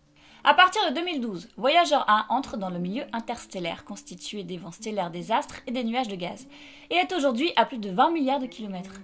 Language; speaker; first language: French; native; French